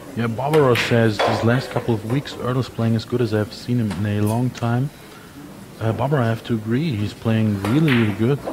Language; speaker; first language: English; non-native, fluent; German